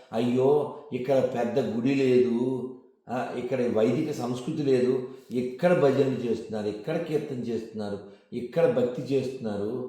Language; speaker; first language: Telugu; native; Telugu